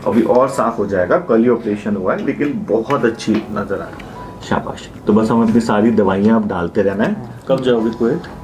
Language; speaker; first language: Hindi; native; Hindi